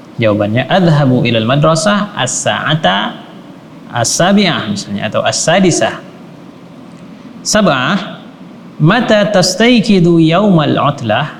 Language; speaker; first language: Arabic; non-native, fluent; Indonesian